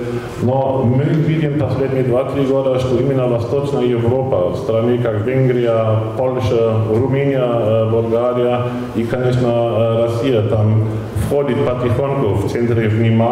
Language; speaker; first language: Russian; non-native, fluent; German